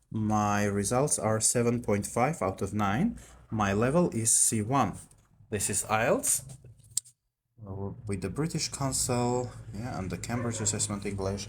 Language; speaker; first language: English; non-native, fluent; Armenian